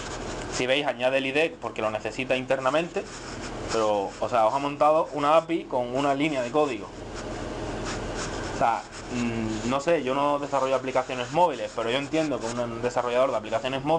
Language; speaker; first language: Spanish; native; Spanish